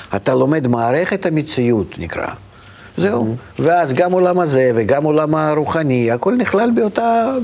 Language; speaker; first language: Hebrew; non-native, fluent; Russian